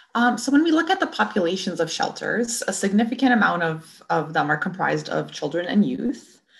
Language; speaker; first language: English; native; English